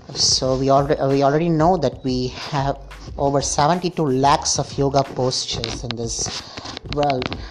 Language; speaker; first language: English; non-native, local second language; Tamil